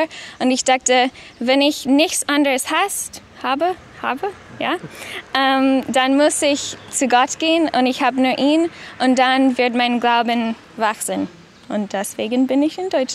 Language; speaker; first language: German; non-native, learner; English